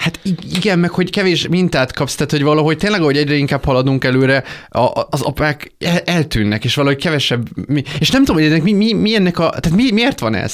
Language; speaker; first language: Hungarian; native; Hungarian